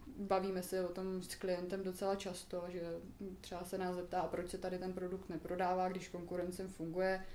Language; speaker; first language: Czech; native; Czech